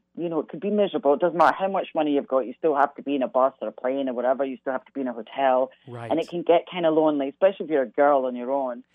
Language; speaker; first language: English; native; English